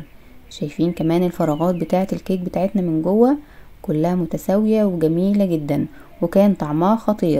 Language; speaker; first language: Arabic; native; Arabic